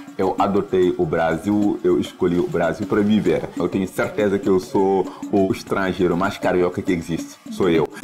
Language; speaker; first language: Portuguese; non-native, fluent; Wolof